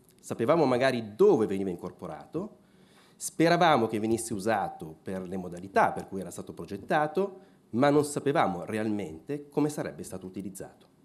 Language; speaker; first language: Italian; native; Italian